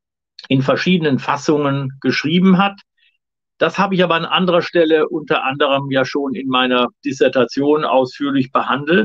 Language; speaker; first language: German; native; German